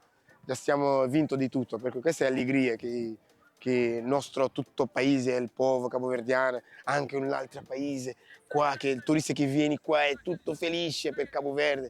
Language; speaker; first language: Italian; non-native, learner; Kabuverdianu